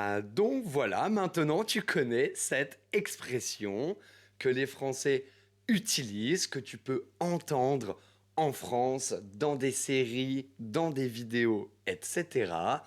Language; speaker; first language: French; native; French